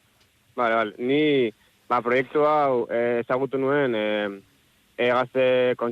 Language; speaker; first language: Basque; non-native, local second language; Spanish